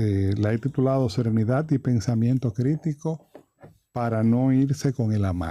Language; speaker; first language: Spanish; native; Spanish